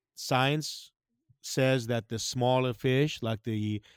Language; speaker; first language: English; non-native, fluent; Greek